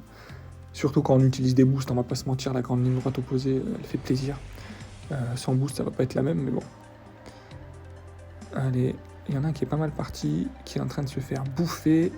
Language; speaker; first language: French; native; French